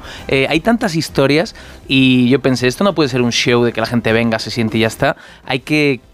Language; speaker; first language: Spanish; native; Spanish